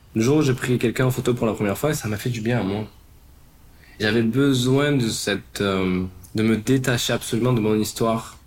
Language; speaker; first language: French; native; French